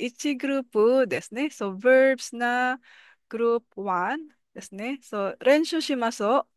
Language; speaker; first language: Japanese; non-native, fluent; Filipino